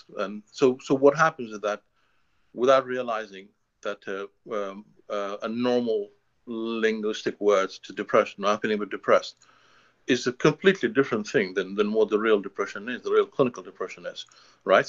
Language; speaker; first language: English; non-native, local second language; Hindi